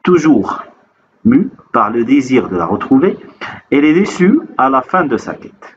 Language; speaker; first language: French; non-native, local second language; Arabic